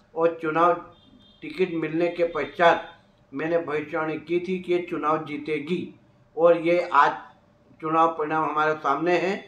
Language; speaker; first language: Hindi; native; Hindi